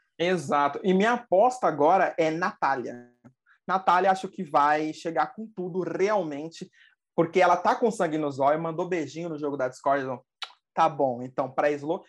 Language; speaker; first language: Portuguese; native; Portuguese